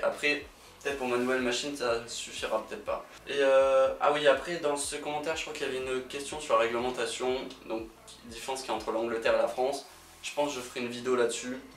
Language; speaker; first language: French; native; French